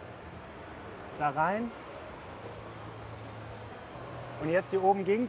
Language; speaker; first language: German; native; German